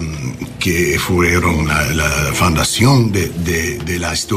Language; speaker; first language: Spanish; non-native, learner; English